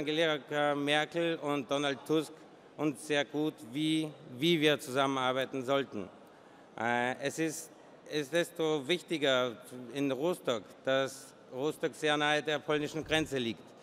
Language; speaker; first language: German; non-native, fluent; Polish